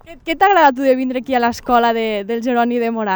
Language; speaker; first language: Catalan; native; Catalan